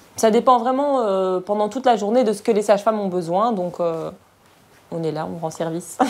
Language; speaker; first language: French; early bilingual, other home language; Arabic